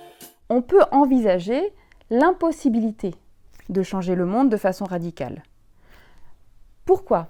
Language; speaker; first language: French; native; French